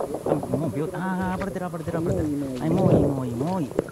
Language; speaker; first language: Japanese; native; Japanese